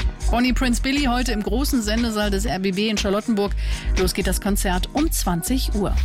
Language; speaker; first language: German; native; German